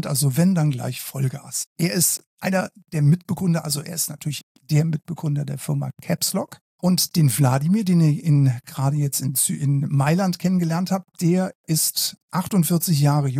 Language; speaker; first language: German; native; German